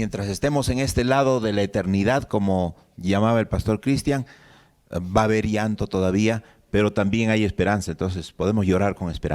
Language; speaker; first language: Spanish; native; Spanish